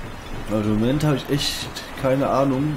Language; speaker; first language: German; native; German